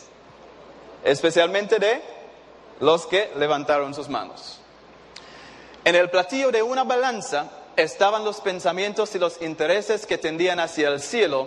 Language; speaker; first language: Spanish; non-native, fluent; English